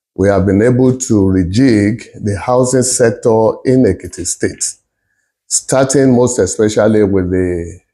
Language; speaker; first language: English; non-native, local second language; Yoruba